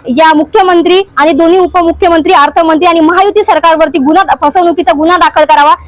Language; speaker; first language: Marathi; native; Marathi